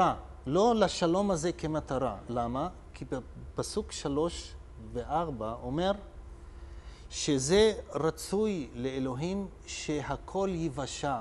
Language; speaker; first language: Hebrew; non-native, local second language; Arabic